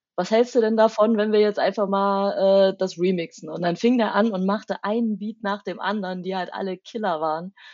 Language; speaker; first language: German; native; German